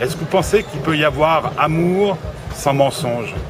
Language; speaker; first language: French; native; French